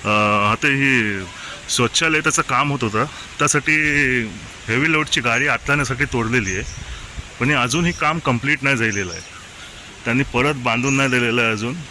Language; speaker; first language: Marathi; non-native, local second language; Urdu